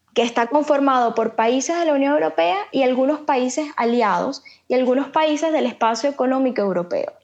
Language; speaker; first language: Spanish; native; Spanish